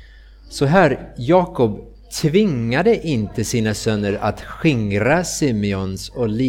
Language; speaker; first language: Swedish; non-native, fluent; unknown